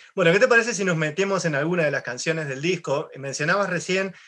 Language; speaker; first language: Spanish; native; Spanish